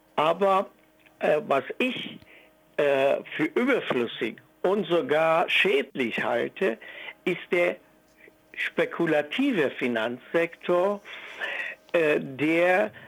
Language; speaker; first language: German; non-native, fluent; Persian